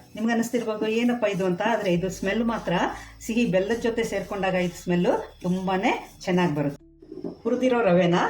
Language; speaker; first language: Kannada; non-native, local second language; Konkani